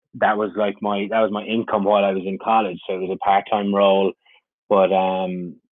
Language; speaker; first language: English; native; English